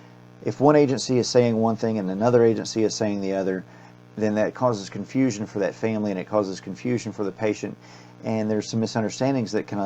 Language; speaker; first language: English; native; English